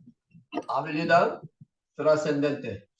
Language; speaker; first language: Spanish; non-native, learner; Korean